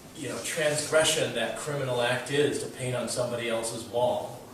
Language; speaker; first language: English; native; English